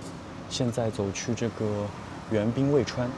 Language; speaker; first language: Chinese; native; Chinese